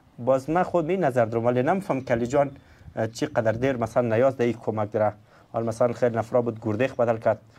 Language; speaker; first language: Persian; native; Persian